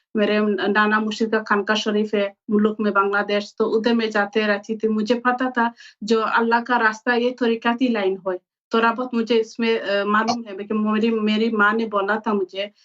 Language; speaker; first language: Urdu; non-native, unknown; Bangla